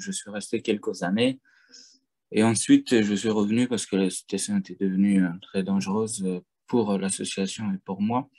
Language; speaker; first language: French; non-native, fluent; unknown